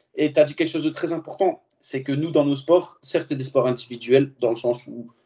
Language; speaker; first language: French; native; French